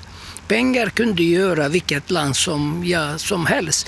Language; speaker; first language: Swedish; non-native, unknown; Turkish